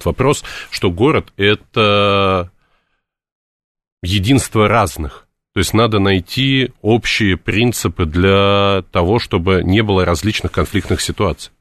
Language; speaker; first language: Russian; native; Russian